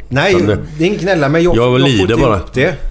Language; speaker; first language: Swedish; native; Swedish